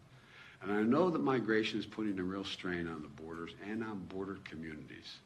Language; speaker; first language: English; native; English